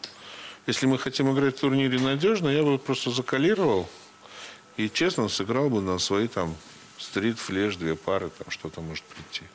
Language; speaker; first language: Russian; native; Russian